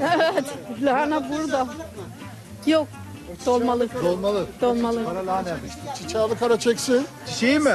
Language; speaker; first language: Turkish; native; Turkish